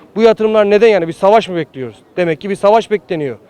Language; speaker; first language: Turkish; native; Turkish